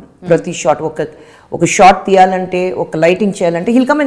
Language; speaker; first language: Telugu; non-native, fluent; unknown